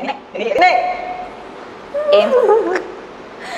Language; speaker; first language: Vietnamese; non-native, learner; Japanese